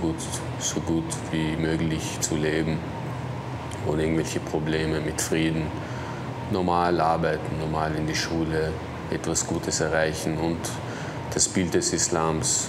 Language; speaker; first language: German; non-native, local second language; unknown